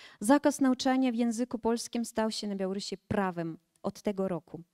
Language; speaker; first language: Polish; early bilingual, heritage; Polish